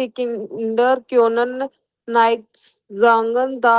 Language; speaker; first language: German; non-native, learner; Hindi